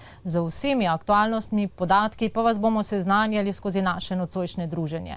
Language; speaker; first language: Slovenian; native; Slovenian